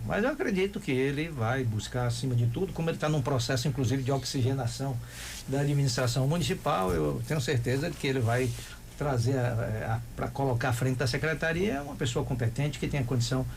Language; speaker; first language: Portuguese; native; Portuguese